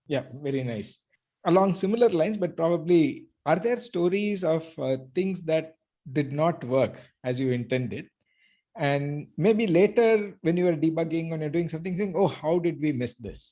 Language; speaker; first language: English; non-native, local second language; Tamil